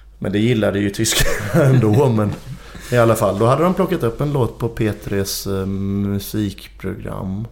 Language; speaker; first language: Swedish; native; Swedish